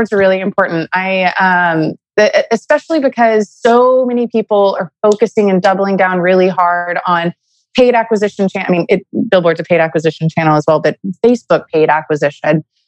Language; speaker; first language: English; native; English